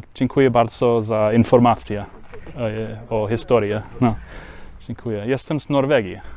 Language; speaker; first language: Polish; non-native, learner; Norwegian